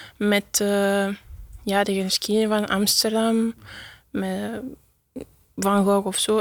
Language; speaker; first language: Dutch; non-native, learner; Italian